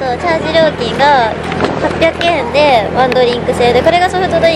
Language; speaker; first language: Japanese; native; Japanese